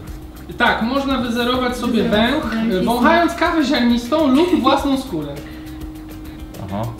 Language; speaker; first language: Polish; native; Polish